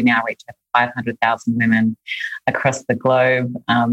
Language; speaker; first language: English; native; English